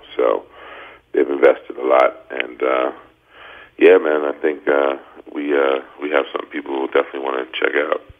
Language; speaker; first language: English; native; English